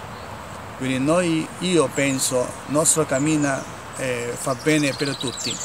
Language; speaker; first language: Italian; non-native, learner; Chinese